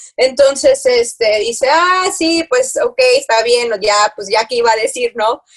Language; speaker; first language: Spanish; early bilingual, heritage; Spanish